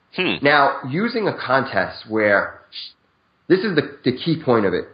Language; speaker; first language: English; native; English